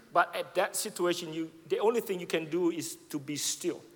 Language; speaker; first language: English; non-native, fluent; Indonesian